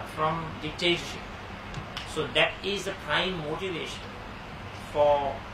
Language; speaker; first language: English; non-native, local second language; Sinhala